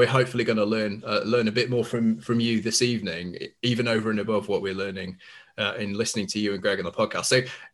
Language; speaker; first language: English; native; English